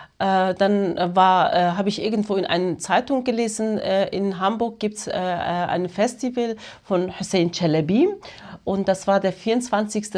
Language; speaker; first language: German; early bilingual, other home language; Kurdish